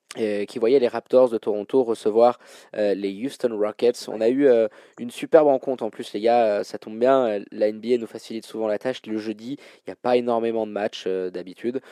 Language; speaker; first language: French; native; French